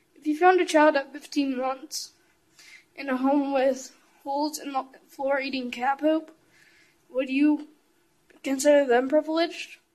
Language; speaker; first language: English; non-native, fluent; Chinese